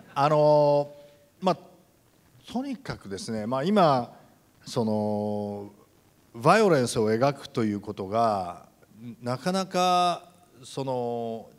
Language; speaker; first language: Japanese; native; Japanese